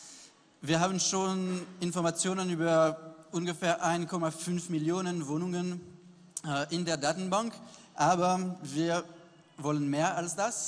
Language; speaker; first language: German; non-native, fluent; French